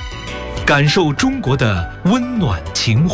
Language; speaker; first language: Chinese; native; Chinese